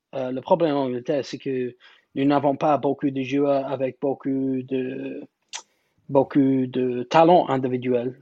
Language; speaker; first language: French; non-native, learner; English